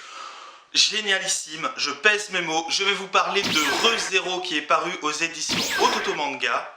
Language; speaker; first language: French; native; French